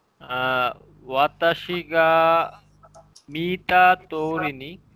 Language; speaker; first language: Japanese; non-native, learner; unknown